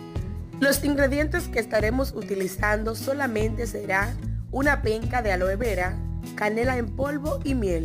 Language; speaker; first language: Spanish; native; Spanish